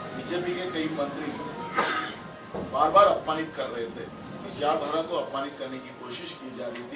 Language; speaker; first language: Hindi; non-native, local second language; Marathi